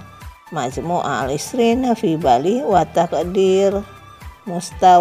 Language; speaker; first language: Arabic; non-native, learner; Indonesian